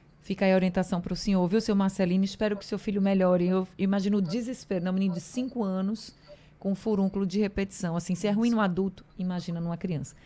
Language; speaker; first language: Portuguese; native; Portuguese